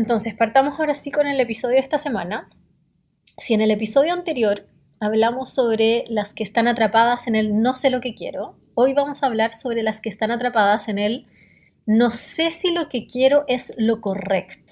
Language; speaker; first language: Spanish; native; Spanish